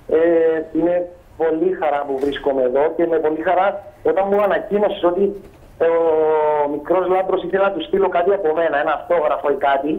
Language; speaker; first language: Greek; native; Greek